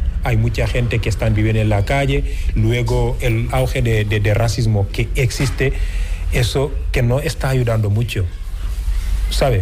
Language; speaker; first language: Spanish; non-native, fluent; Wolof